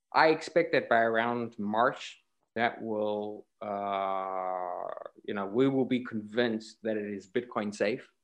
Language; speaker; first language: English; native; English